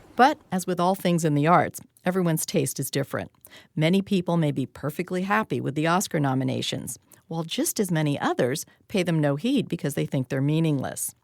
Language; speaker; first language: English; native; English